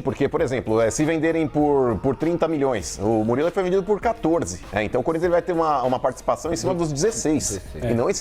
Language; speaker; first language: Portuguese; native; Portuguese